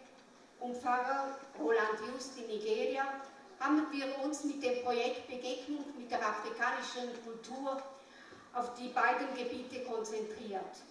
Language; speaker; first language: German; non-native, local second language; Romansh